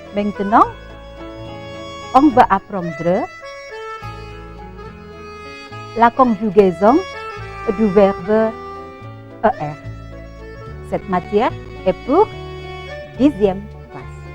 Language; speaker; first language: French; non-native, fluent; Indonesian